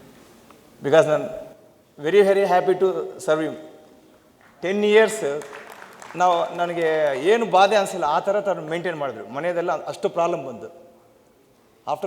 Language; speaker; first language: Kannada; non-native, local second language; Telugu